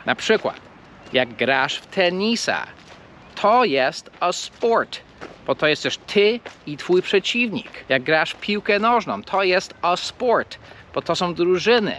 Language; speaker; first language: Polish; non-native, fluent; English